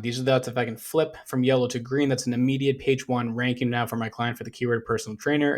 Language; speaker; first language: English; native; English